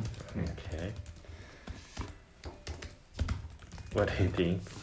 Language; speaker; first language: English; non-native, learner; Japanese